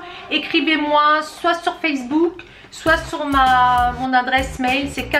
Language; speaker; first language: French; native; French